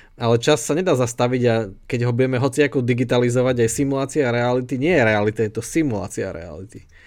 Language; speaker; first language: Slovak; native; Slovak